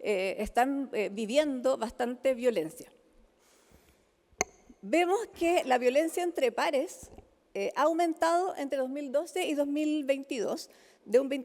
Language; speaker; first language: Spanish; native; Spanish